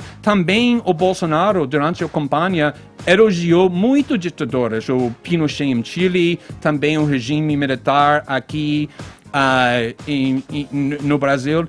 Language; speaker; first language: Portuguese; non-native, fluent; English